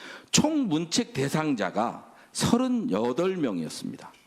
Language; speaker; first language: Korean; native; Korean